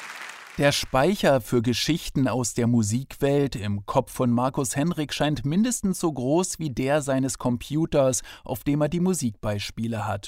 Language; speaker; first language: German; native; German